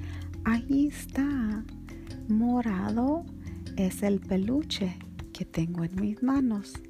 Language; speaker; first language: Spanish; early bilingual, heritage; Spanish